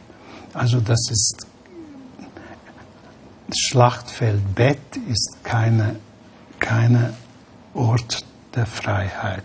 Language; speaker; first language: German; non-native, fluent; Hungarian